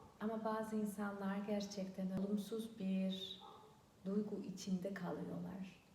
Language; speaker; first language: Turkish; non-native, fluent; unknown